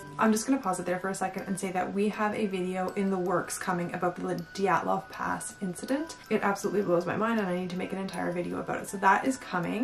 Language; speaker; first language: English; native; English